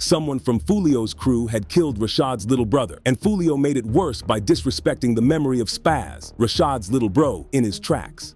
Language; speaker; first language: English; native; English